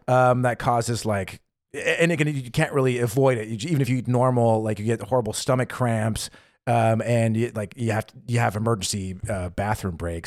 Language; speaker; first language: English; native; English